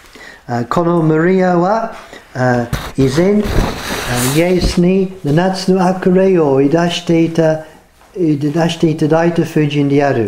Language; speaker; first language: Japanese; non-native, fluent; English